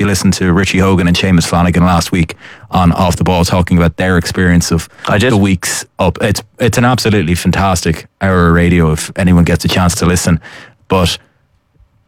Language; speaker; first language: English; native; English